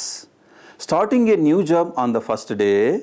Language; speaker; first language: English; non-native, local second language; Telugu